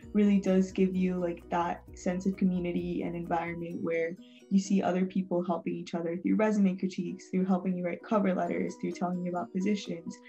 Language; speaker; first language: English; non-native, fluent; Spanish